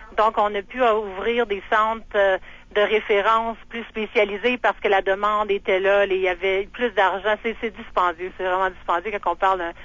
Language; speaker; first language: French; native; French